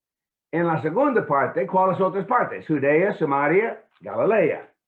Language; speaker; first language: Spanish; non-native, fluent; English